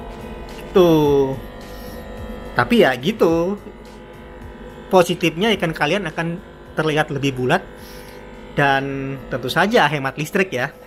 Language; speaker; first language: Indonesian; native; Indonesian